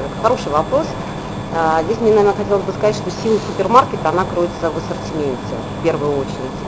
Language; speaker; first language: Russian; native; Russian